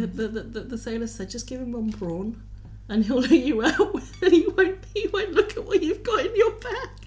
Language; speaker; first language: English; native; English